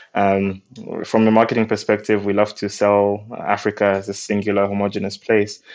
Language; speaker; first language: English; non-native, local second language; Nyanja